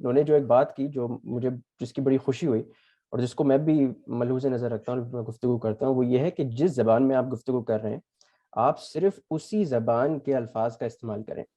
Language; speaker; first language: Urdu; early bilingual, other home language; English